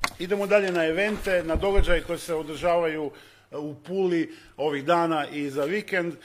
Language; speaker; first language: Croatian; native; Croatian